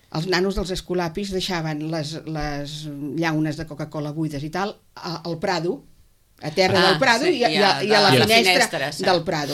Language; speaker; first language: Catalan; native; Catalan